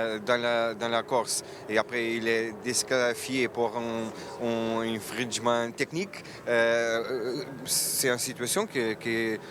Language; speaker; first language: French; non-native, fluent; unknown